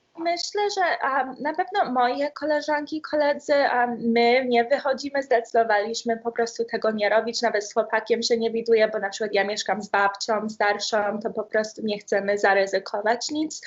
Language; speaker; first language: Polish; early bilingual, heritage; Polish